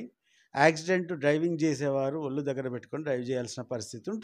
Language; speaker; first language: Telugu; native; Telugu